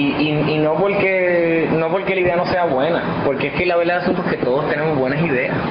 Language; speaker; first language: Spanish; native; Spanish